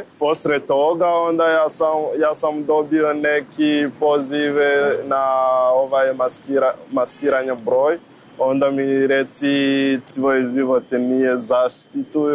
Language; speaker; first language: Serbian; non-native, learner; Rundi